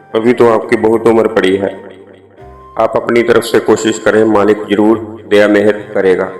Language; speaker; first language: Hindi; native; Hindi